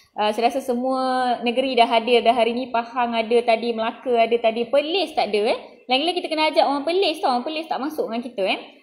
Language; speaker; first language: Malay; non-native, local second language; Tamil